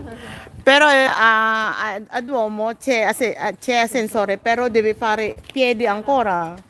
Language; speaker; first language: Italian; non-native, learner; Filipino